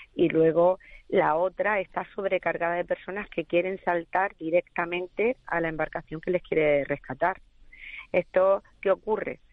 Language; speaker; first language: Spanish; native; Spanish